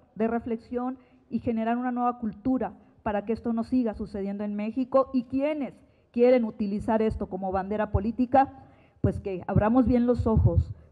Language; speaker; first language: Spanish; native; Spanish